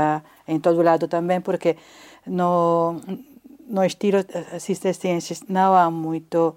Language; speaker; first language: Portuguese; non-native, fluent; Italian